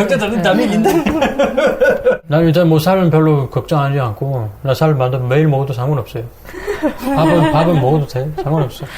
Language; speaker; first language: Korean; non-native, fluent; French